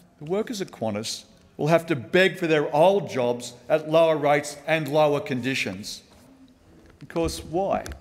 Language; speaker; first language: English; native; English